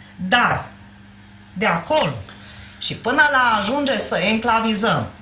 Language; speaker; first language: Romanian; non-native, local second language; Hungarian